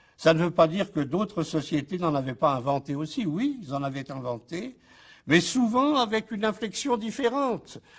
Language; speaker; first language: French; native; French